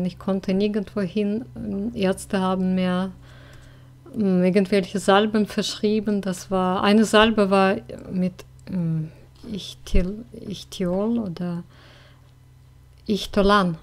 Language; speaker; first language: German; non-native, fluent; Russian